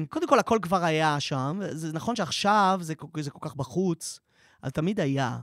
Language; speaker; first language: Hebrew; native; Hebrew